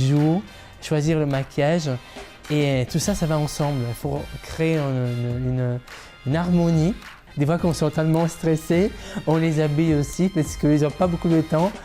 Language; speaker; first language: French; non-native, fluent; Italian